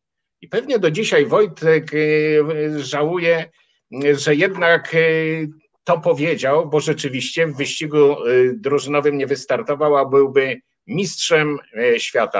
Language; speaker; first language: Polish; native; Polish